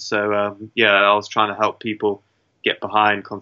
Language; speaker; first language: English; native; English